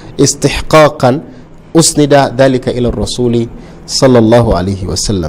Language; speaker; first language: Arabic; non-native, fluent; Hausa